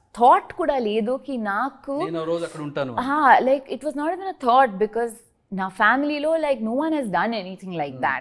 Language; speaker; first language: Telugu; non-native, learner; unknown